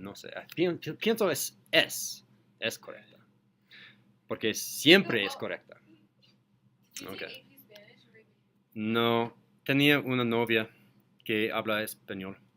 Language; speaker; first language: Spanish; non-native, learner; English